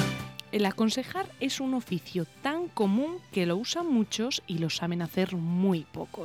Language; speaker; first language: Spanish; native; Spanish